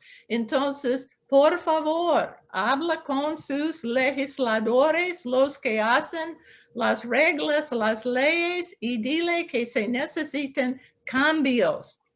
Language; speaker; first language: Spanish; non-native, local second language; English